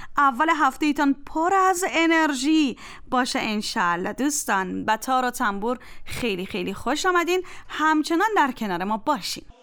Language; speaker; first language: Persian; native; Persian